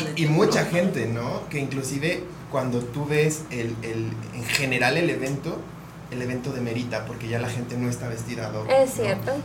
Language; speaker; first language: Spanish; native; Spanish